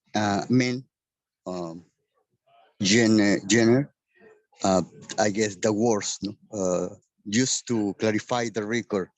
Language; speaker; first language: English; non-native, learner; Spanish